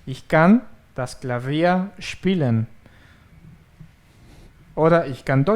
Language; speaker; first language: German; non-native, fluent; Spanish